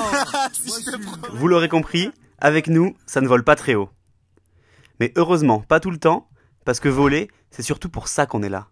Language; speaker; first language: French; native; French